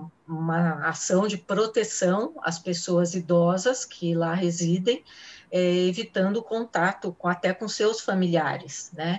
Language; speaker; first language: Portuguese; native; Portuguese